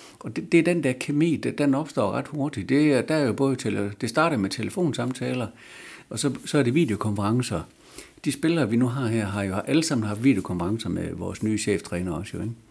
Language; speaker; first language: Danish; native; Danish